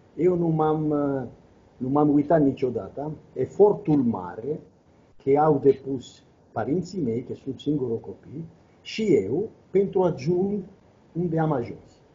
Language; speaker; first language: Romanian; non-native, fluent; Italian